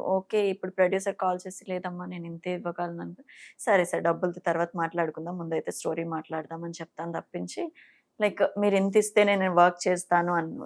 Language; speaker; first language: Telugu; non-native, fluent; Bangla